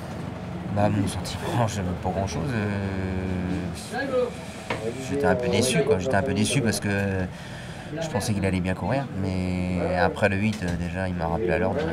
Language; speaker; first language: French; native; French